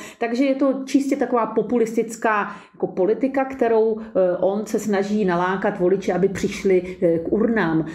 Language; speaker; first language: Czech; native; Czech